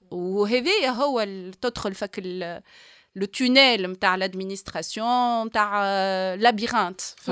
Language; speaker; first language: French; non-native, local second language; Arabic